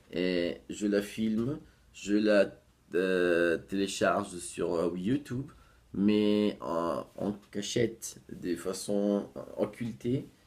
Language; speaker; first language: French; non-native, fluent; Portuguese